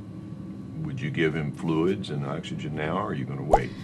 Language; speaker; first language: English; native; English